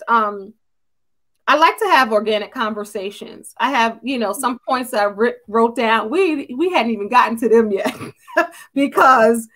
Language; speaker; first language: English; native; English